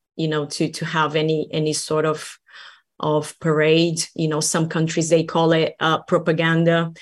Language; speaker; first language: English; non-native, fluent; Portuguese